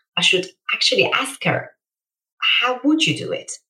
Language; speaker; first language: English; early bilingual, other home language; Persian